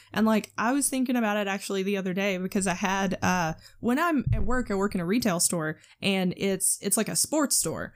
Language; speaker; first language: English; native; English